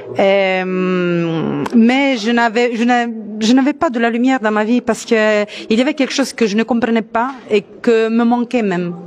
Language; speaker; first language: French; non-native, fluent; Italian